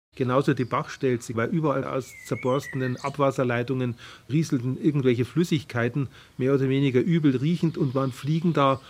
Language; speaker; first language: German; native; German